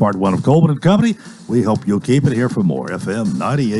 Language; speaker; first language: English; native; English